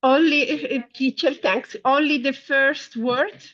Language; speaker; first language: English; non-native, learner; Italian